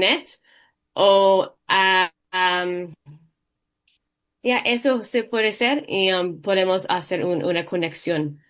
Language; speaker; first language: Spanish; early bilingual, heritage; Spanish